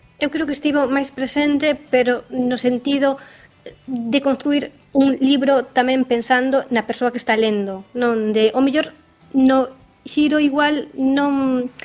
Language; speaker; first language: Galician; native; Galician